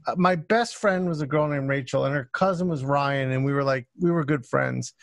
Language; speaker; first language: English; native; English